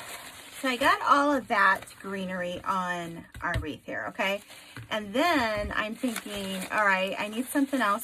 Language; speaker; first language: English; native; English